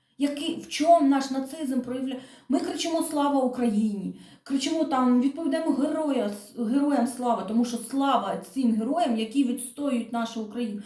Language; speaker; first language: Ukrainian; non-native, local second language; Russian